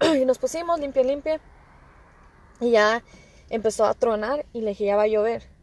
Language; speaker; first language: Spanish; early bilingual, heritage; Spanish